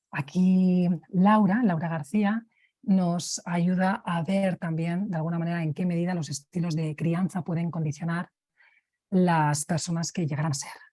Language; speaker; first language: Spanish; native; Spanish